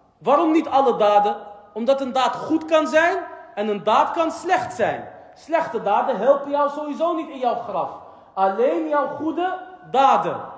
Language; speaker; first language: Dutch; early bilingual, other home language; Arabic